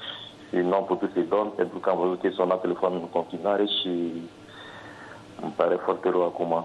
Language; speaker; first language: Romanian; non-native, learner; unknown